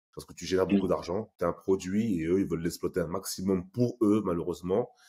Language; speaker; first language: French; native; French